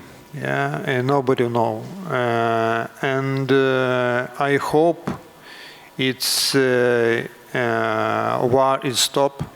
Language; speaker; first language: English; non-native, learner; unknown